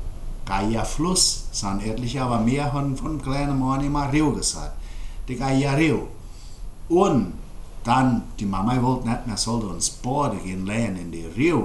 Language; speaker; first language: German; early bilingual, heritage; German